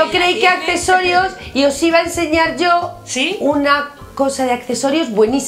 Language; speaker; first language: Spanish; native; Spanish